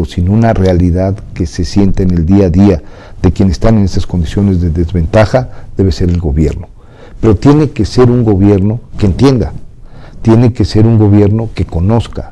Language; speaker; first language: Spanish; native; Spanish